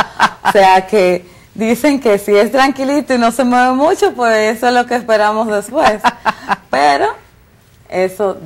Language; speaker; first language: Spanish; native; Spanish